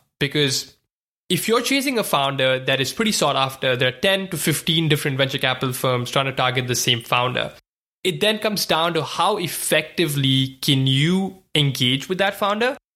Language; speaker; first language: English; non-native, local second language; Hindi